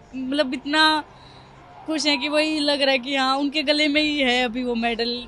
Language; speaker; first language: Hindi; native; Hindi